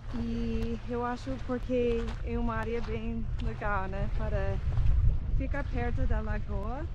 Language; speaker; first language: Portuguese; non-native, fluent; English